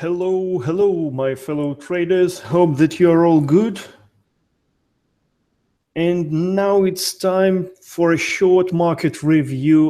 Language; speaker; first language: English; non-native, fluent; Russian